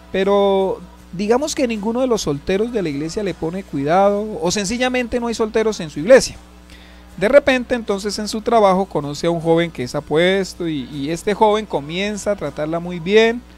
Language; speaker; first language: Spanish; native; Spanish